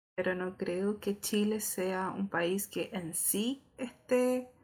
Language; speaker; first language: Spanish; native; Spanish